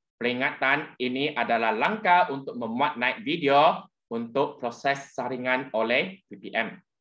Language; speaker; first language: Malay; non-native, local second language; Chinese